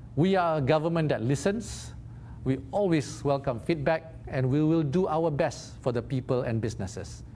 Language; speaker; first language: English; non-native, local second language; Malay